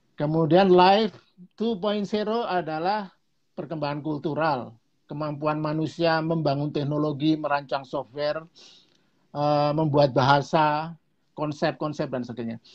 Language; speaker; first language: Indonesian; non-native, local second language; Javanese